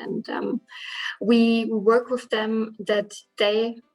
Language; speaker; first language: English; non-native, fluent; German